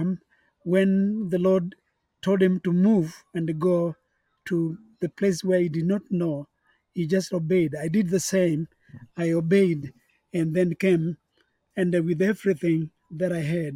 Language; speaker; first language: English; non-native, local second language; Kamba